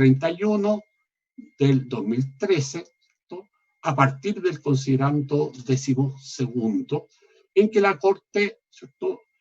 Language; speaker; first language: Spanish; native; Spanish